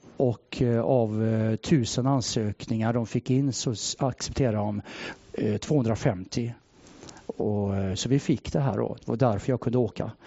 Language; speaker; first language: Swedish; native; Swedish